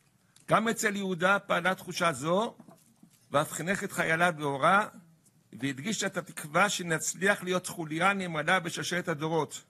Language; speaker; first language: Hebrew; native; Hebrew